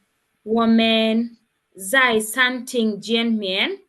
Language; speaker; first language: Chinese; non-native, learner; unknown